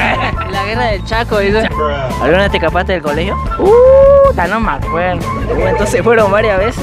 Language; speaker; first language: Spanish; native; Spanish